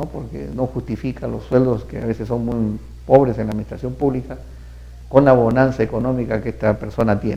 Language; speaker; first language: Spanish; native; Spanish